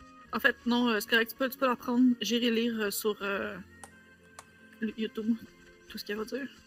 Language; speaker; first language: French; native; French